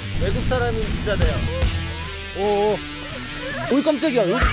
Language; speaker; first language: Korean; native; Korean